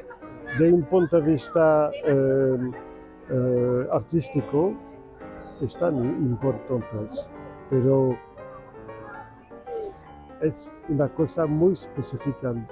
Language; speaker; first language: Spanish; non-native, fluent; French